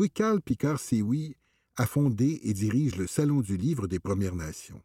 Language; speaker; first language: French; native; French